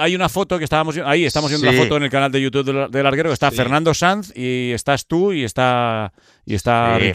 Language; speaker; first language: Spanish; native; Spanish